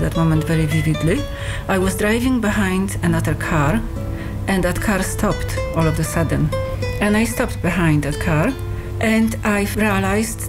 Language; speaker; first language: English; non-native, fluent; Polish